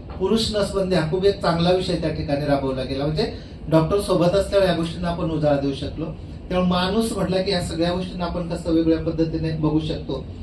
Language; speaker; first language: Marathi; non-native, local second language; Kukna